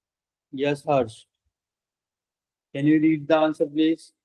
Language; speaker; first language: English; non-native, local second language; Hindi